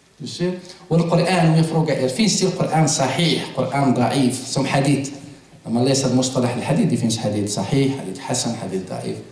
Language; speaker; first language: Swedish; non-native, fluent; Arabic